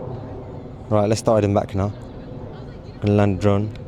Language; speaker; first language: English; native; English